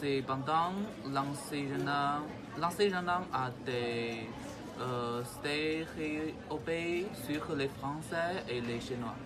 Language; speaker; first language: French; non-native, learner; Chinese